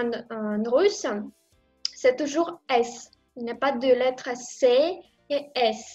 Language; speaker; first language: French; non-native, fluent; Russian